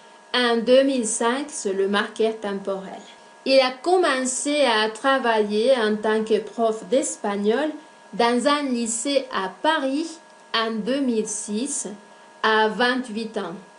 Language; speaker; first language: French; non-native, fluent; Spanish